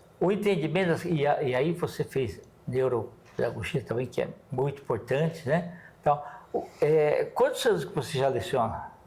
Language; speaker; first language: Portuguese; native; Portuguese